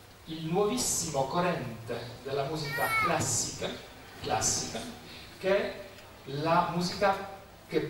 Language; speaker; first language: Italian; non-native, fluent; Polish